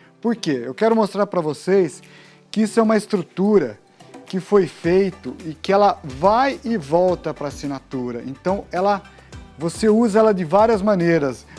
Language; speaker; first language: Portuguese; native; Portuguese